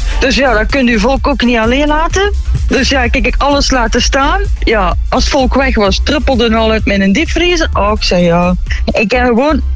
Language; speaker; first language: Dutch; native; Dutch